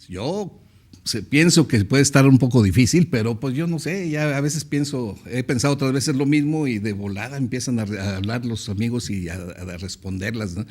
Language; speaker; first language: Spanish; native; Spanish